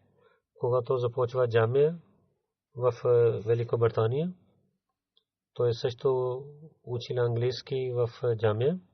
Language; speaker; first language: Bulgarian; non-native, fluent; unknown